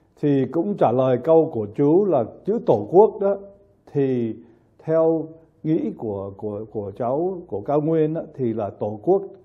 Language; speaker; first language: Vietnamese; early bilingual, heritage; Vietnamese